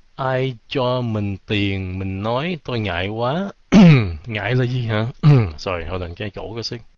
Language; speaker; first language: Vietnamese; early bilingual, heritage; Vietnamese